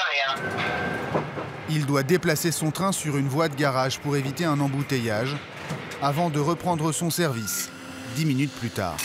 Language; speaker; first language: French; native; French